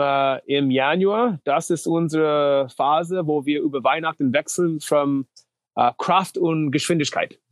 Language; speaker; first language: German; non-native, learner; English